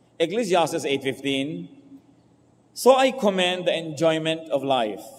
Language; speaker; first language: English; non-native, local second language; Filipino